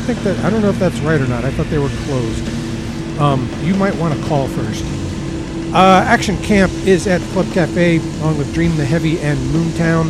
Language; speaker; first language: English; native; English